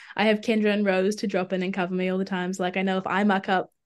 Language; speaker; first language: English; native; English